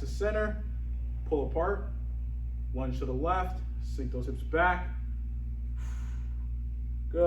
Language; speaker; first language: English; native; English